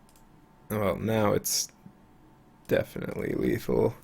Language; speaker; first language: English; native; English